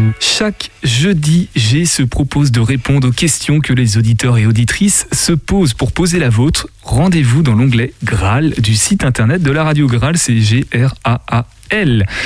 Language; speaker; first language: French; native; French